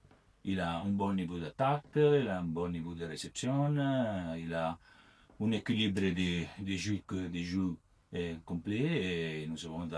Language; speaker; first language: French; non-native, learner; Italian